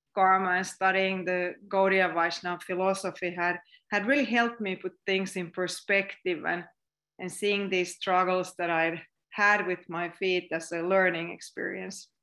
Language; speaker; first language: English; non-native, fluent; Finnish